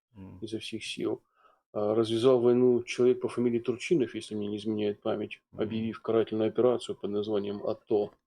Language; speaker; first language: Russian; native; Russian